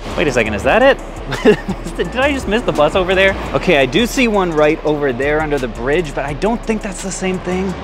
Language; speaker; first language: English; native; English